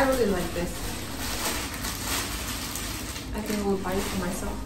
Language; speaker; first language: English; non-native, fluent; Indonesian